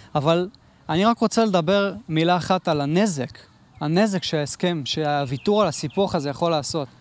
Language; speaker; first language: Hebrew; native; Hebrew